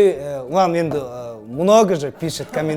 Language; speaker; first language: Russian; non-native, local second language; Kazakh